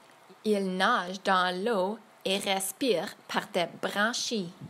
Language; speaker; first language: French; non-native, fluent; English